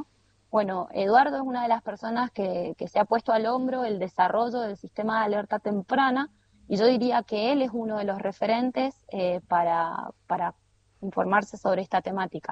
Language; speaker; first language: Spanish; native; Spanish